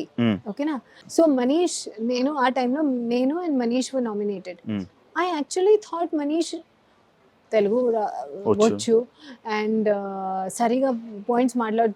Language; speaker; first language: Telugu; non-native, local second language; Hindi